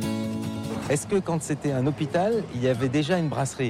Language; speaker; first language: French; native; French